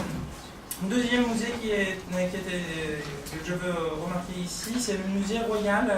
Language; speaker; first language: French; non-native, fluent; Persian